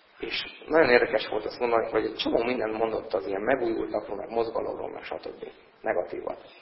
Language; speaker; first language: Hungarian; native; Hungarian